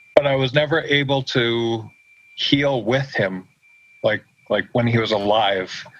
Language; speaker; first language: English; native; English